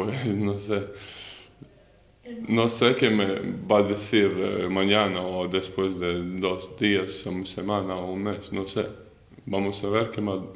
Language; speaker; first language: Spanish; non-native, learner; Latvian